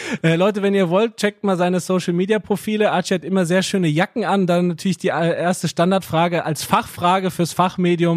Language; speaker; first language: German; native; German